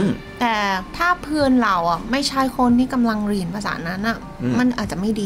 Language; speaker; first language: Thai; non-native, fluent; Vietnamese